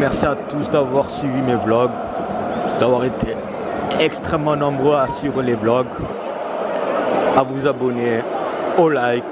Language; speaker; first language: French; native; French